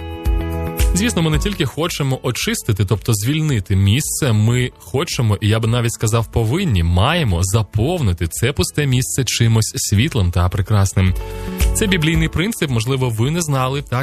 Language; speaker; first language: Ukrainian; native; Ukrainian